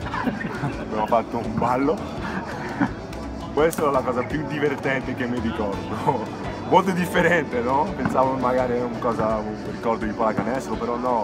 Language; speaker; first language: Italian; early bilingual, other home language; English